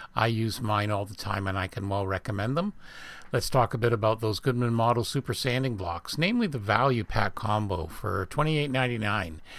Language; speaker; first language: English; native; English